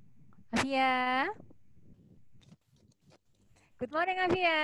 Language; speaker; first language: English; non-native, fluent; Indonesian